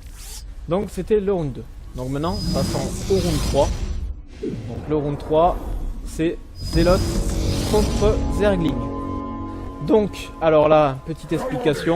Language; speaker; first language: French; native; French